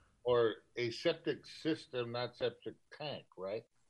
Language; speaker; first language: English; early bilingual, other home language; Spanish